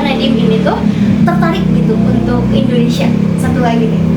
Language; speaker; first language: Indonesian; native; Indonesian